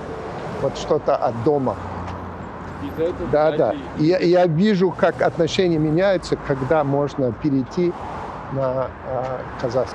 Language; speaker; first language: Russian; non-native, fluent; English